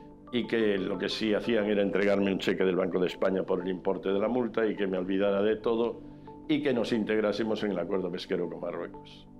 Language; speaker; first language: Spanish; native; Spanish